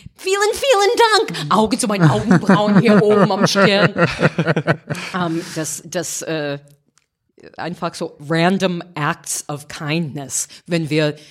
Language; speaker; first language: German; non-native, fluent; English